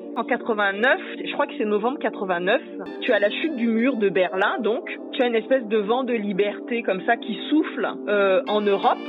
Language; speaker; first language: French; native; French